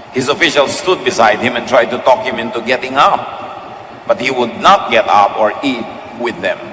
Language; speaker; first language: English; non-native, local second language; Filipino